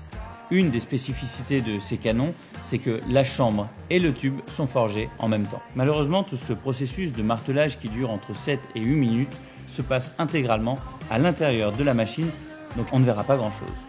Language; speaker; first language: French; native; French